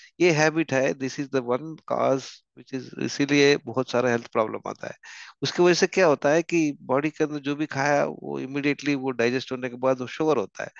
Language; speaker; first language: Hindi; non-native, local second language; Telugu